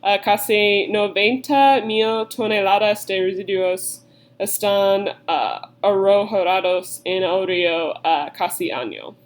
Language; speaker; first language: Spanish; non-native, learner; English